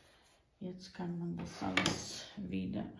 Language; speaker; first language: German; non-native, fluent; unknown